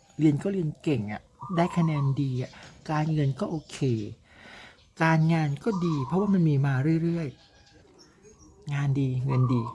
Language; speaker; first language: Thai; native; Thai